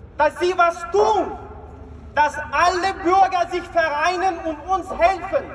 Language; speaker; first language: German; non-native, fluent; Ukrainian